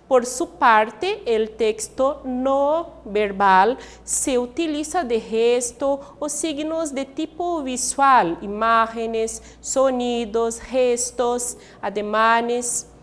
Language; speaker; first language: Spanish; non-native, learner; Portuguese